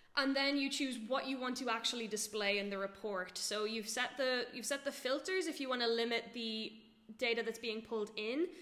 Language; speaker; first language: English; native; English